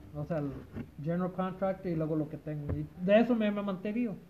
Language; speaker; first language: Spanish; early bilingual, heritage; Spanish